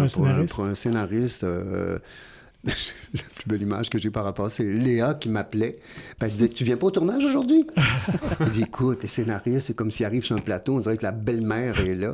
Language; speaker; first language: French; native; French